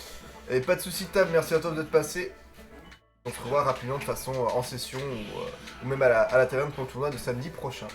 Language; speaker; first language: French; native; French